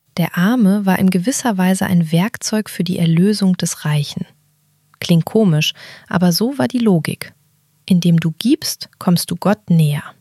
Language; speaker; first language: German; native; German